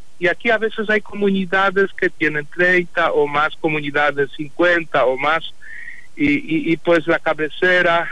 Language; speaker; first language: Spanish; non-native, fluent; Polish